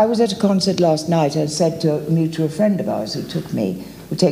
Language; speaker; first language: English; native; English